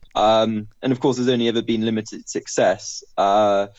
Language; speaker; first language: English; native; English